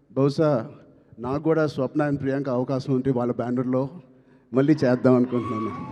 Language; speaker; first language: Telugu; native; Telugu